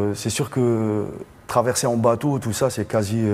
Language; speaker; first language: French; non-native, local second language; Arabic